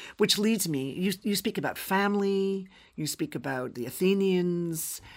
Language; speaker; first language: English; native; English